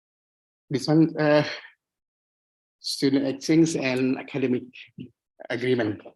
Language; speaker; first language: English; non-native, learner; Indonesian